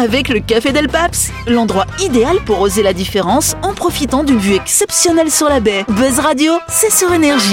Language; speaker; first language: French; native; French